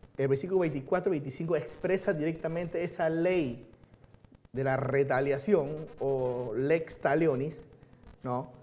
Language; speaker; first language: Spanish; early bilingual, other home language; Chinese